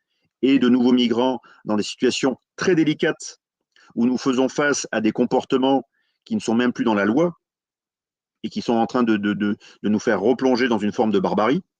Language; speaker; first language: French; native; French